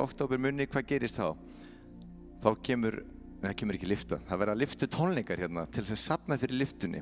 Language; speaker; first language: Icelandic; native; Icelandic